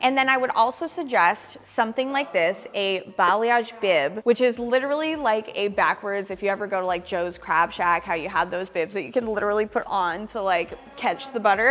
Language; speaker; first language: English; native; English